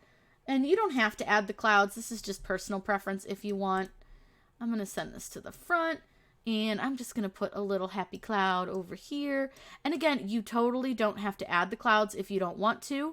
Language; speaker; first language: English; native; English